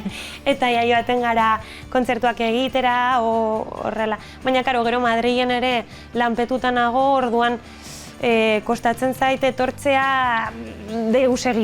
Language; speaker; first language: Basque; non-native, local second language; Spanish